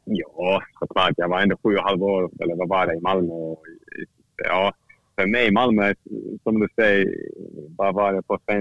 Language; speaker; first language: Swedish; non-native, fluent; Finnish